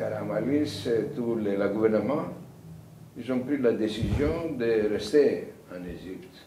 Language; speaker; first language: French; non-native, fluent; Greek